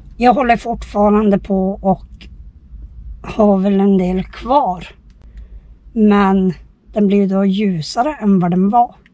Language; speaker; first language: Swedish; native; Swedish